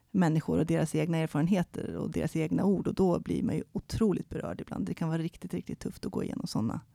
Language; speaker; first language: Swedish; native; Swedish